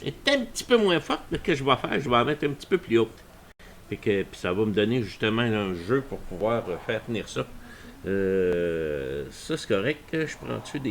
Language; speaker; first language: French; native; French